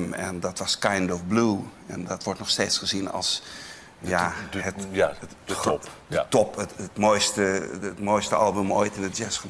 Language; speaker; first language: Dutch; native; Dutch